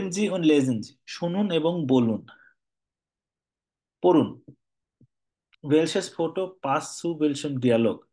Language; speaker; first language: German; non-native, fluent; Bangla